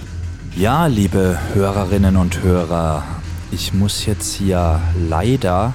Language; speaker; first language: German; native; German